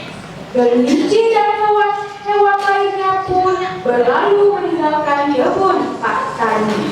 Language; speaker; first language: Indonesian; native; Indonesian